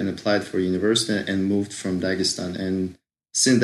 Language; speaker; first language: English; non-native, fluent; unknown